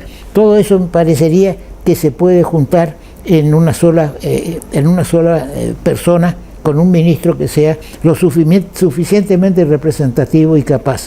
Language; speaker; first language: Spanish; native; Spanish